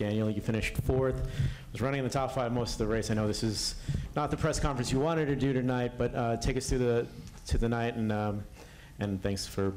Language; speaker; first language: English; native; English